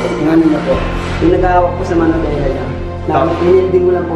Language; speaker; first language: Filipino; native; Filipino